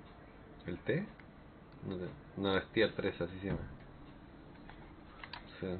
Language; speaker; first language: Spanish; native; Spanish